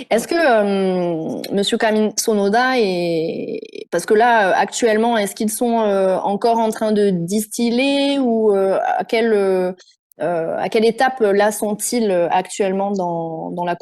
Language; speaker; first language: French; native; French